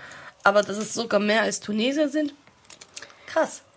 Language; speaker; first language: German; early bilingual, other home language; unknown